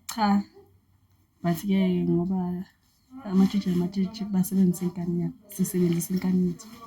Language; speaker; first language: Zulu; non-native, local second language; Xhosa